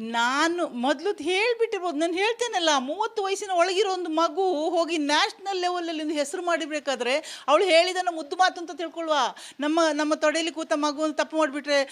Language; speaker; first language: Kannada; non-native, local second language; Kodava